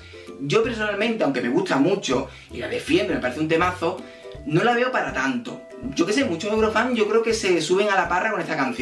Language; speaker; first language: Spanish; native; Spanish